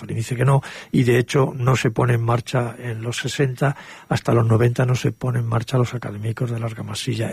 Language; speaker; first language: Spanish; native; Spanish